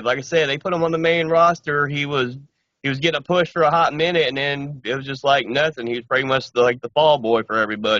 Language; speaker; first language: English; native; English